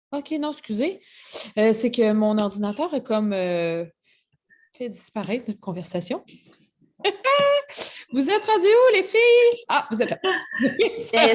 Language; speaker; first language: French; native; French